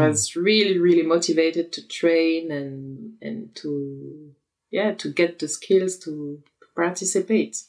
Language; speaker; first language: English; non-native, fluent; French